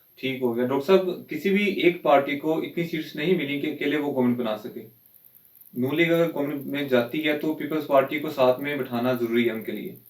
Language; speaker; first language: Urdu; native; Urdu